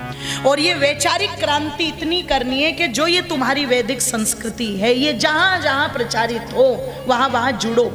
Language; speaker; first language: Hindi; native; Hindi